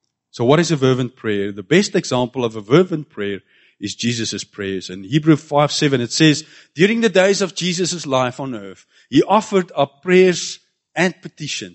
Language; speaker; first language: English; non-native, local second language; Afrikaans